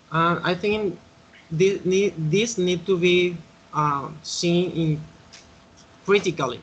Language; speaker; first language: English; non-native, fluent; Spanish